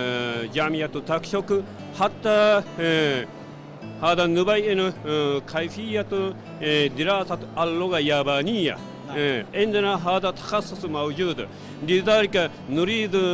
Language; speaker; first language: Arabic; non-native, learner; Japanese